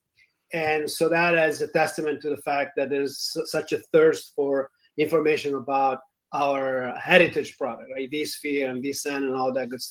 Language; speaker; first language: English; non-native, fluent; Italian